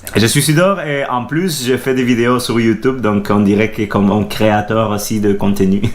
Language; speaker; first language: French; non-native, fluent; Spanish